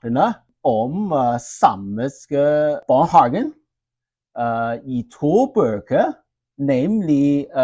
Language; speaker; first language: Norwegian; non-native, learner; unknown